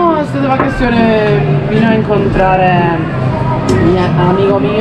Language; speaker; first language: Spanish; non-native, learner; Italian